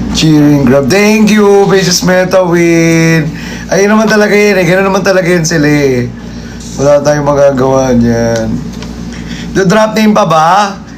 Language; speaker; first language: Filipino; non-native, local second language; Cebuano